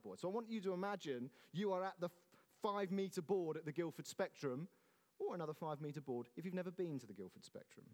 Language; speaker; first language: English; native; English